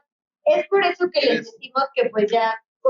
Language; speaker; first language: Spanish; native; Spanish